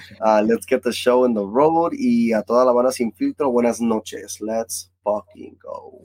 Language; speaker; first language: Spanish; early bilingual, heritage; Spanish